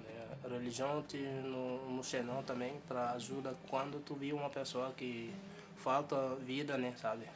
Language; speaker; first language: Portuguese; non-native, learner; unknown